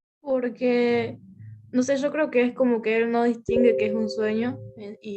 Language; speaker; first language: Spanish; native; Spanish